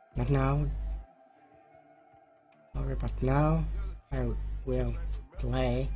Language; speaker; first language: English; non-native, learner; Swedish